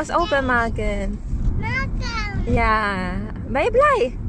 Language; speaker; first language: Dutch; non-native, learner; Filipino